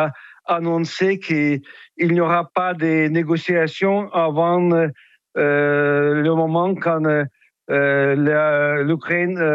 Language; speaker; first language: French; non-native, fluent; Russian